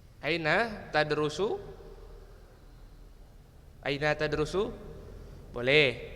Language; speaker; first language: Arabic; non-native, fluent; Indonesian